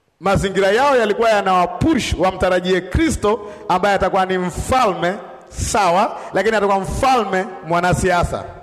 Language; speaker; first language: Swahili; native; Swahili